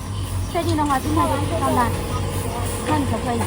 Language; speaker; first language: Chinese; native; Chinese